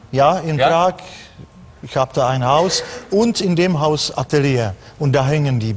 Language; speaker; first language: German; non-native, fluent; Czech